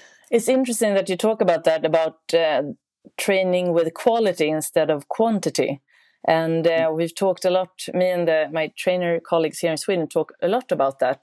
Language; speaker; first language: English; non-native, fluent; Swedish